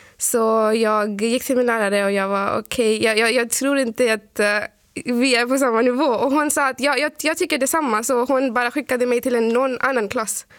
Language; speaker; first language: Swedish; non-native, fluent; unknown